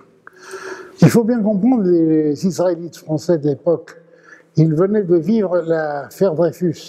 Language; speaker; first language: French; early bilingual, other home language; Ladino